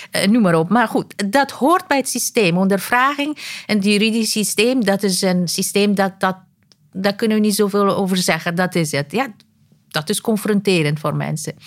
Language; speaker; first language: Dutch; non-native, fluent; Persian